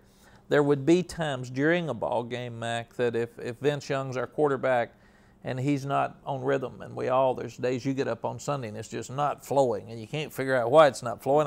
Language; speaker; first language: English; native; English